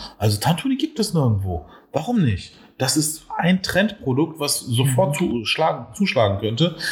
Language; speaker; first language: German; early bilingual, other home language; Turkish